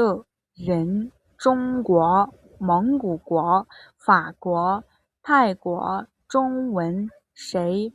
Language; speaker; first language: Chinese; non-native, fluent; Mongolian